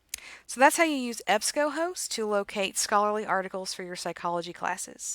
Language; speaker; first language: English; native; English